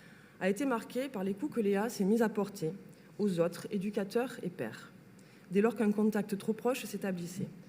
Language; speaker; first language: French; native; French